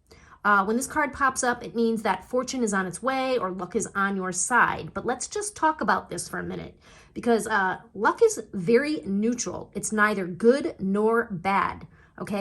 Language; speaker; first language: English; native; English